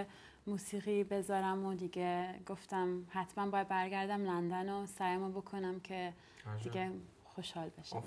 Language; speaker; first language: Persian; early bilingual, heritage; Persian